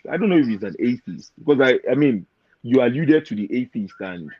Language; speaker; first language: English; non-native, local second language; Yoruba